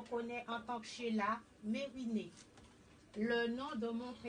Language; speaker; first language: French; native; French